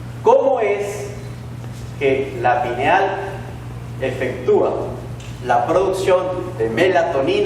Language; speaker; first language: Spanish; native; Spanish